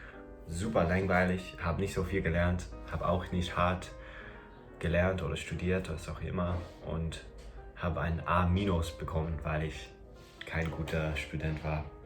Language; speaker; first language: German; non-native, fluent; English